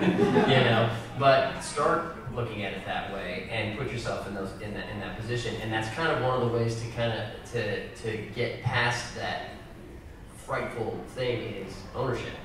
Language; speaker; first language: English; native; English